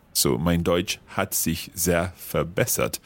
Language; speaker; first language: German; non-native, learner; English